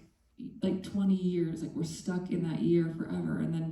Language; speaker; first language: English; native; English